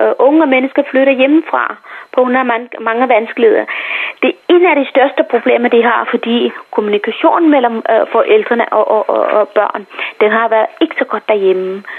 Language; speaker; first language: Danish; non-native, fluent; Tamil